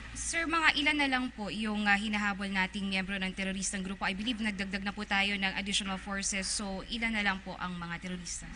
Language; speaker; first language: Filipino; native; Filipino